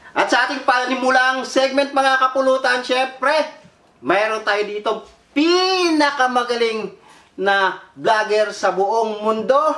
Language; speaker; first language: Filipino; native; Filipino